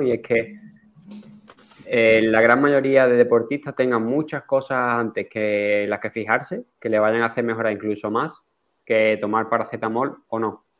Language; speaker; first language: Spanish; native; Spanish